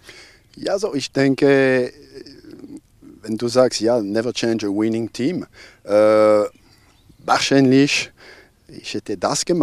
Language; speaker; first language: German; non-native, local second language; French